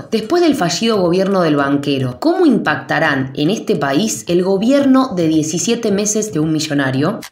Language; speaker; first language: Spanish; native; Spanish